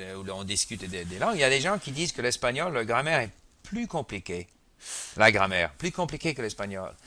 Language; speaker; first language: French; native; French